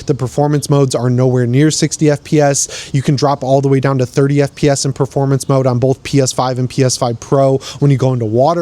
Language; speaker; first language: English; native; English